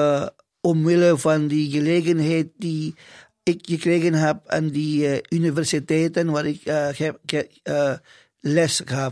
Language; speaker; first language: Dutch; non-native, fluent; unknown